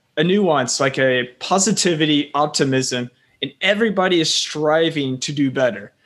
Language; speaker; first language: English; native; English